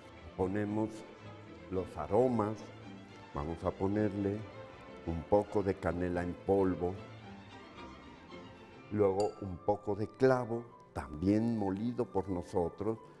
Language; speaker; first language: Spanish; native; Spanish